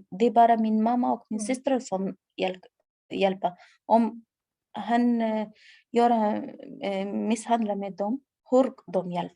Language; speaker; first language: Swedish; non-native, learner; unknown